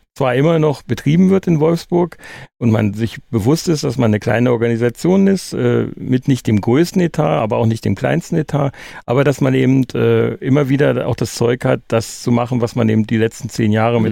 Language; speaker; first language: German; native; German